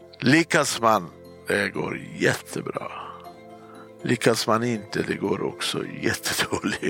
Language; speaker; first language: Swedish; non-native, fluent; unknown